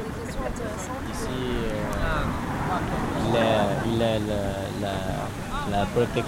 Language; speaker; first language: French; non-native, learner; Lao